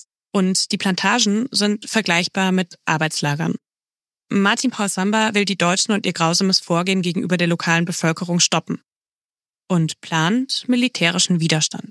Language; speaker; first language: German; native; German